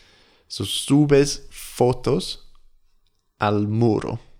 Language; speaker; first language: Spanish; non-native, fluent; English